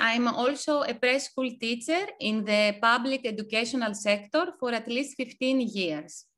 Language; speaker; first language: English; non-native, fluent; Ukrainian